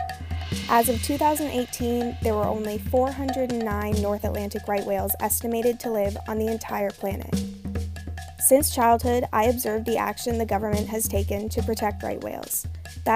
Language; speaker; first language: English; native; English